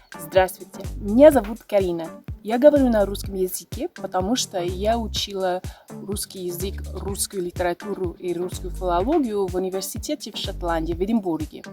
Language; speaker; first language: Russian; non-native, fluent; English